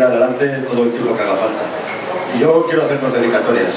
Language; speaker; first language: Spanish; native; Spanish